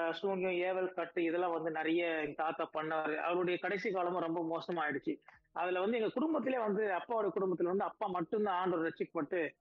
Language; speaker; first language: Tamil; native; Tamil